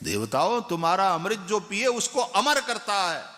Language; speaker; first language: Hindi; non-native, local second language; Gujarati